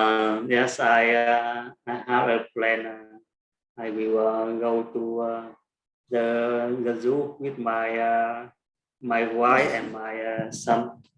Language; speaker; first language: English; non-native, learner; Vietnamese